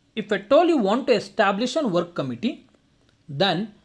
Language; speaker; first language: English; non-native, local second language; Kannada